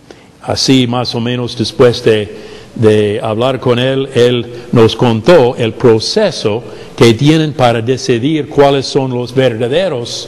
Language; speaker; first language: Spanish; non-native, fluent; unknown